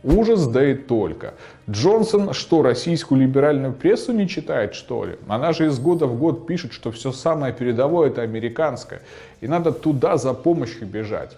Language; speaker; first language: Russian; native; Russian